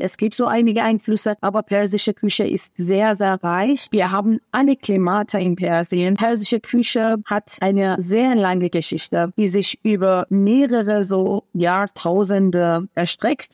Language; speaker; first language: German; non-native, fluent; Persian